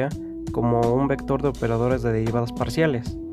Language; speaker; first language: Spanish; native; Spanish